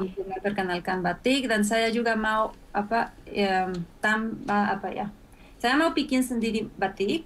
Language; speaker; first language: Indonesian; non-native, fluent; Spanish